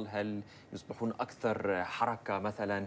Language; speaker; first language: Arabic; native; Arabic